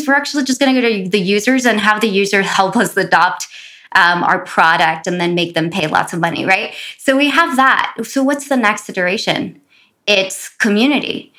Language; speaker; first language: English; native; English